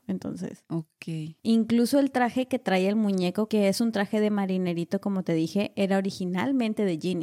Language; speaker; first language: Spanish; native; Spanish